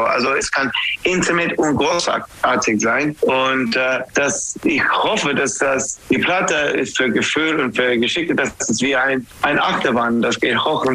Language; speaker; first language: German; non-native, fluent; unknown